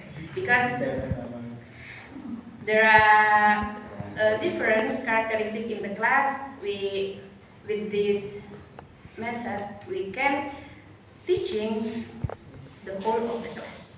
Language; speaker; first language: English; non-native, learner; Indonesian